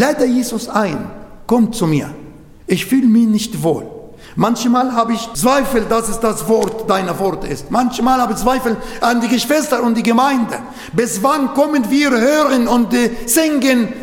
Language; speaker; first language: German; non-native, learner; Arabic